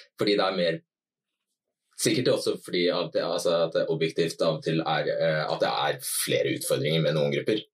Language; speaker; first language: Norwegian; native; Norwegian